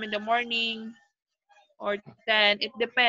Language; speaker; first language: English; non-native, local second language; Filipino